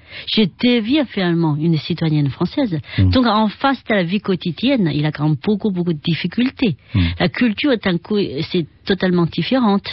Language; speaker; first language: French; non-native, fluent; Chinese